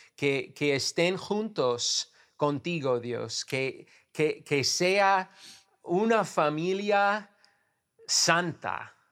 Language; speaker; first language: Spanish; non-native, fluent; English